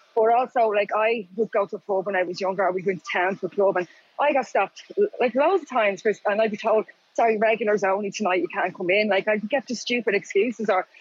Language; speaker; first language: English; native; English